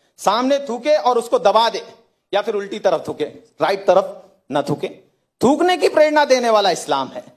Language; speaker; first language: Hindi; native; Hindi